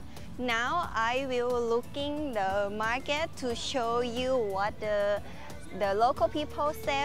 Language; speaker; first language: English; non-native, learner; Thai